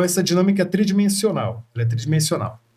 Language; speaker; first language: Portuguese; native; Portuguese